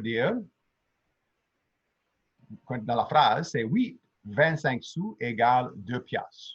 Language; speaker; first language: French; native; French